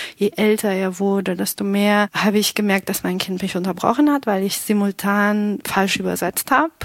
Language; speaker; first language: German; non-native, fluent; Pashto